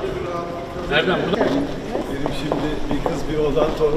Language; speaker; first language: Turkish; native; Turkish